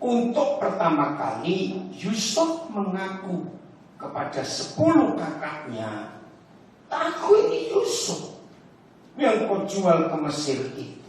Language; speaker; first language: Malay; non-native, local second language; Javanese